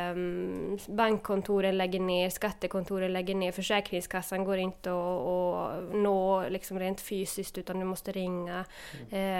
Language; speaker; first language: Swedish; native; Swedish